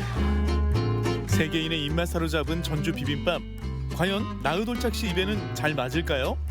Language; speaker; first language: Korean; native; Korean